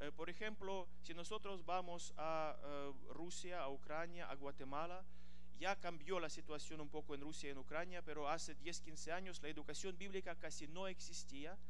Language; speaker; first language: Spanish; non-native, fluent; Ukrainian